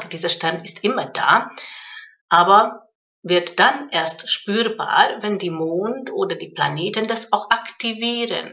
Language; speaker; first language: German; non-native, fluent; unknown